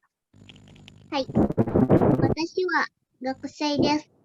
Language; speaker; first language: Japanese; non-native, learner; Indonesian